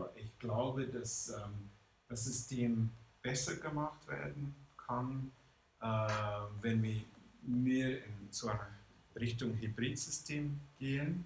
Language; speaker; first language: German; non-native, fluent; English